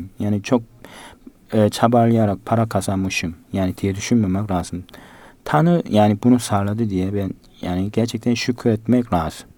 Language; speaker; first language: Turkish; non-native, fluent; Korean